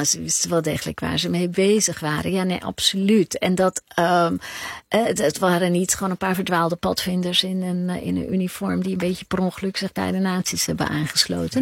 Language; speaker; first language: Dutch; native; Dutch